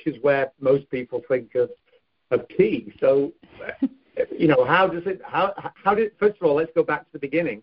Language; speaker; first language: English; native; English